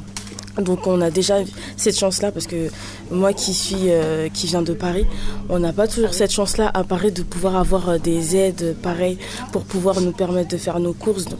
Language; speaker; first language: French; non-native, fluent; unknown